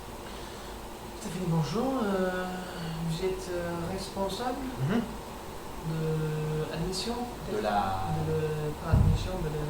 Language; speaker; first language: French; non-native, learner; English